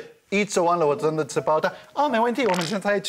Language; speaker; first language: Chinese; non-native, fluent; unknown